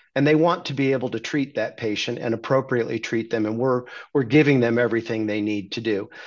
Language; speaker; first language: English; native; English